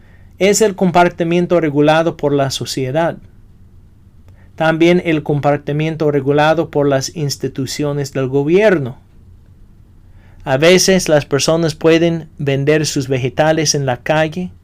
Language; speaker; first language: Spanish; non-native, fluent; English